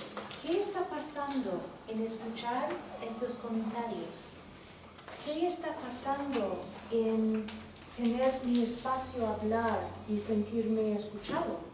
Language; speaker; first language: Spanish; non-native, fluent; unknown